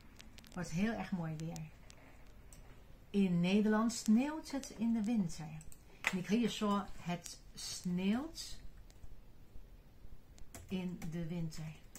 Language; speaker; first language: Dutch; non-native, fluent; Chinese